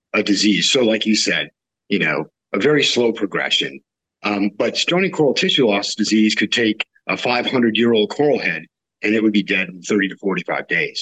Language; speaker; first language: English; native; English